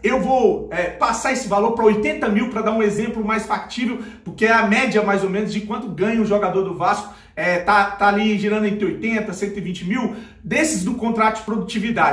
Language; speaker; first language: Portuguese; native; Portuguese